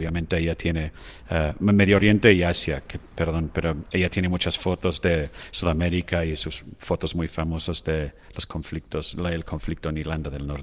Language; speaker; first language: Spanish; non-native, fluent; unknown